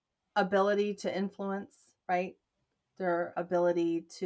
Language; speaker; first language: English; native; English